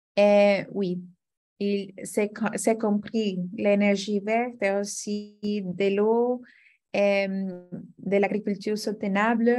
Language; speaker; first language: French; non-native, fluent; Spanish